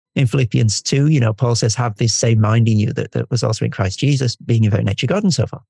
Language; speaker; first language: English; native; English